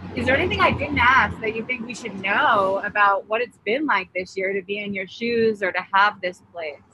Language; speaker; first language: English; native; English